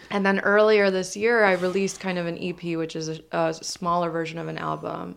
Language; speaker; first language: English; non-native, fluent; French